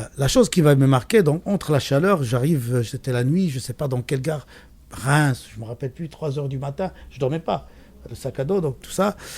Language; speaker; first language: French; non-native, local second language; Arabic